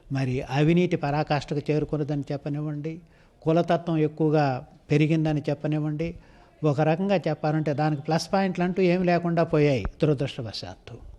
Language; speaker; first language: Telugu; native; Telugu